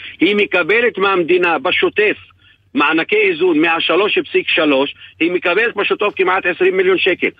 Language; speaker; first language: Hebrew; non-native, local second language; Arabic